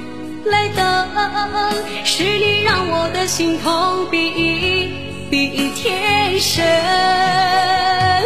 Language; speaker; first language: Chinese; native; Chinese